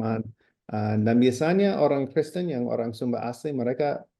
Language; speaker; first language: Indonesian; non-native, fluent; English